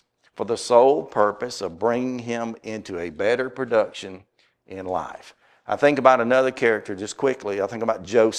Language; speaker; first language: English; native; English